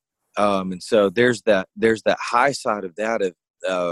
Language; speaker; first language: English; native; English